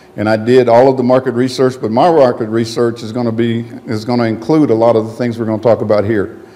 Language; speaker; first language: English; native; English